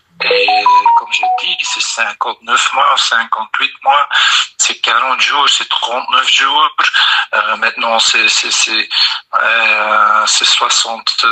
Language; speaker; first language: French; non-native, learner; Dutch